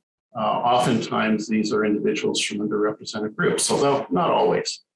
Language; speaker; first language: English; native; English